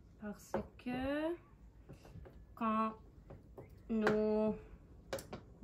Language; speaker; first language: French; non-native, learner; Norwegian